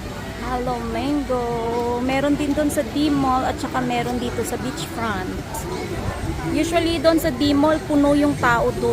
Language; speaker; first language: Filipino; non-native, local second language; Hiligaynon